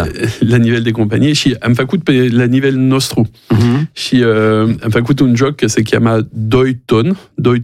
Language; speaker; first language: Romanian; non-native, learner; French